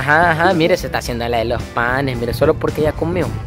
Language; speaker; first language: Spanish; native; Spanish